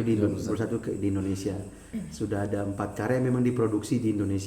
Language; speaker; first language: Indonesian; native; Indonesian